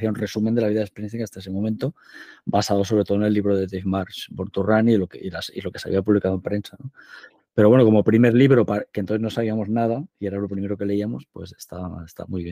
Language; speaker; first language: Spanish; native; Spanish